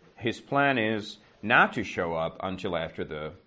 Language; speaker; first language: English; non-native, fluent; Czech